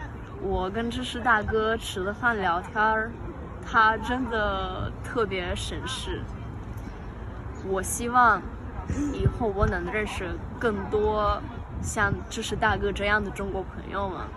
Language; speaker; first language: Chinese; non-native, fluent; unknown